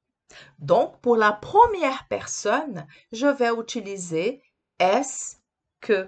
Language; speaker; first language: French; non-native, fluent; Portuguese